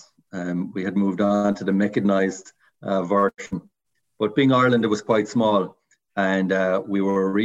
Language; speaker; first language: English; native; English